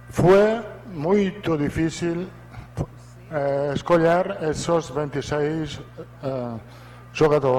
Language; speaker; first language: Portuguese; non-native, learner; Italian